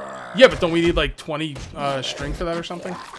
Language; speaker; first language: English; native; English